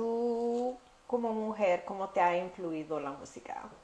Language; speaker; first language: Spanish; early bilingual, heritage; Spanish